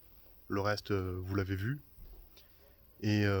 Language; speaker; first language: French; native; French